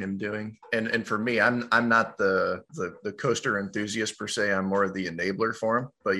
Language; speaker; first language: English; native; English